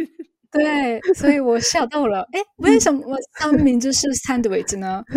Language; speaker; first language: Chinese; non-native, fluent; Japanese